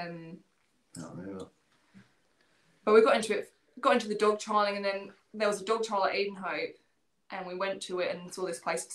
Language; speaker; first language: English; native; English